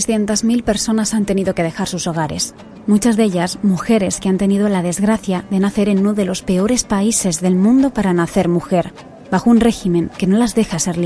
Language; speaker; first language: Spanish; native; Spanish